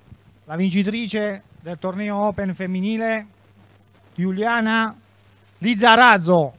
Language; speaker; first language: Italian; native; Italian